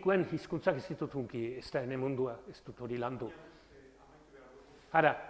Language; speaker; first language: Basque; native; Basque